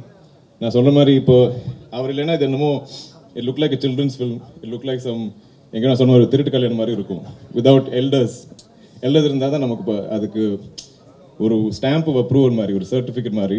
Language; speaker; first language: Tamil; non-native, fluent; Malayalam